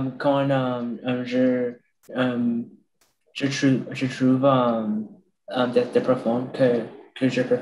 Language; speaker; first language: French; non-native, learner; English